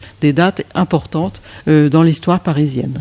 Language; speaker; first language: French; native; French